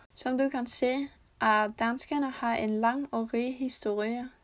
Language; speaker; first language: Danish; non-native, learner; Icelandic